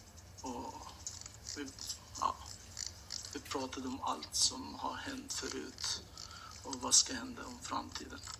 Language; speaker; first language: Swedish; non-native, learner; Persian